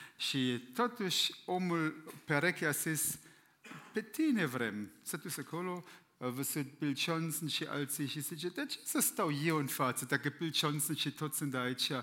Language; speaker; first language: Romanian; non-native, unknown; German